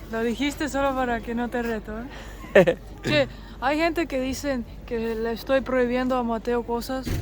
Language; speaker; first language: Spanish; non-native, fluent; Polish